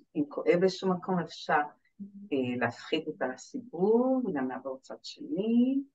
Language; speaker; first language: Hebrew; native; Hebrew